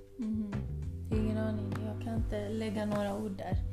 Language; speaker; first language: Swedish; early bilingual, other home language; Kurdish